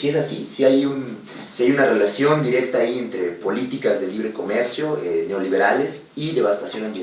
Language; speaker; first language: Spanish; native; Spanish